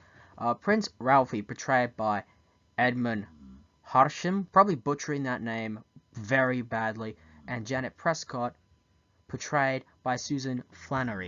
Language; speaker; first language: English; native; English